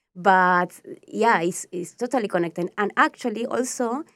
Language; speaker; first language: English; non-native, fluent; Spanish